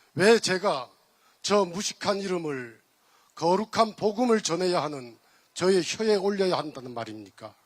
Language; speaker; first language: Korean; native; Korean